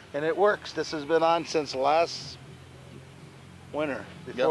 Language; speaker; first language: English; native; English